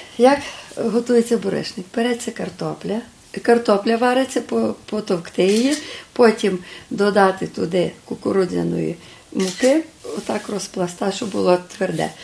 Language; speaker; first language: Ukrainian; native; Ukrainian